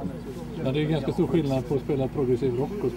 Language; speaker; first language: Swedish; native; Swedish